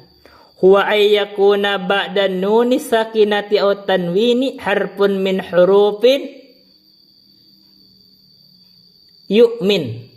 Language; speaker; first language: Arabic; non-native, fluent; Indonesian